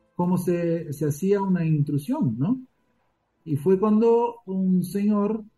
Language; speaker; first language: Spanish; early bilingual, heritage; Spanish